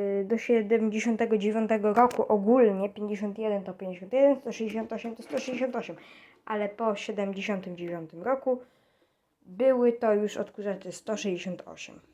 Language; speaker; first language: Polish; native; Polish